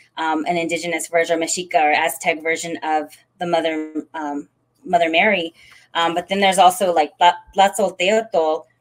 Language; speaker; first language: English; native; English